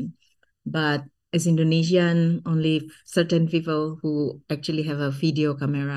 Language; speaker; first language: English; non-native, fluent; Sundanese